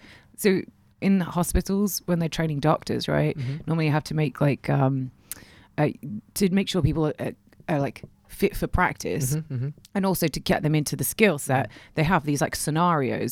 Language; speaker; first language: English; native; English